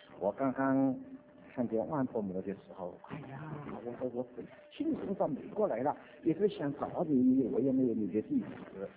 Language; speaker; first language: Chinese; native; Chinese